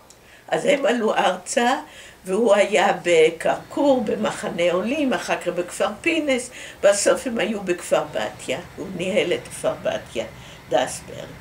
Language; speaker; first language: Hebrew; early bilingual, other home language; Dutch